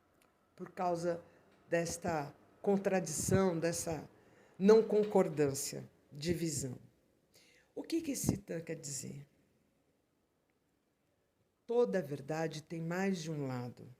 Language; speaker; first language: Portuguese; native; Portuguese